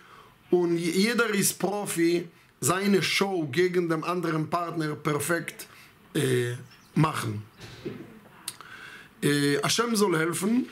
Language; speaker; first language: German; non-native, fluent; Hebrew